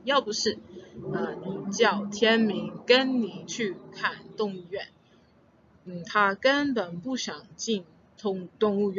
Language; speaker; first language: Chinese; non-native, fluent; English